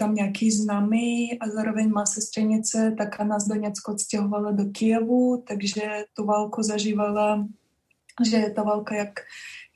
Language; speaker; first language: Czech; non-native, fluent; Russian